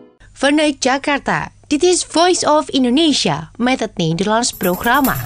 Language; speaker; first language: Dutch; non-native, fluent; Indonesian